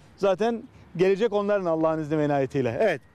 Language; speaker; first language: Turkish; native; Turkish